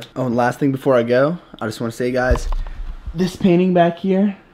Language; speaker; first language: English; early bilingual, other home language; Russian